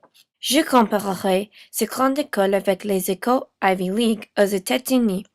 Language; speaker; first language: French; non-native, learner; English